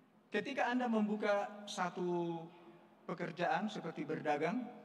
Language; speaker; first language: Indonesian; non-native, local second language; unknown